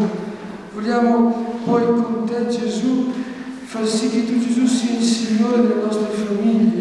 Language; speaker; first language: Italian; native; Italian